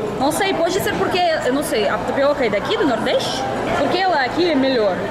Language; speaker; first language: Portuguese; non-native, fluent; Russian